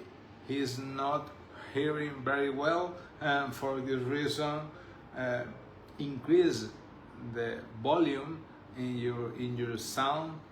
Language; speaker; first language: English; non-native, learner; Spanish